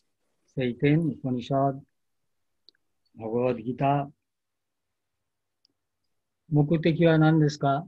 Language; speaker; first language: Japanese; non-native, learner; Bangla